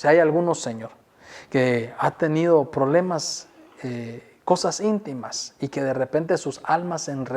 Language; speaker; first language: Spanish; native; Spanish